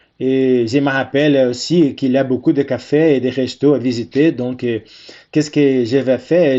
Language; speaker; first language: French; non-native, fluent; Portuguese